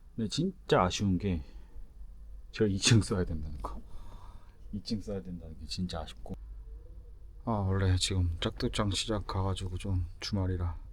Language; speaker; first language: Korean; native; Korean